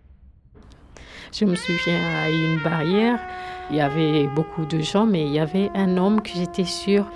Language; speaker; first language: French; non-native, local second language; Kinyarwanda